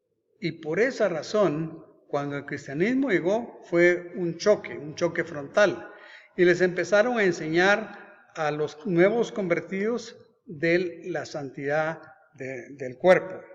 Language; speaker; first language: Spanish; native; Spanish